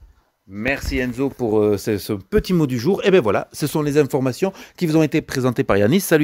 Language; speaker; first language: French; native; French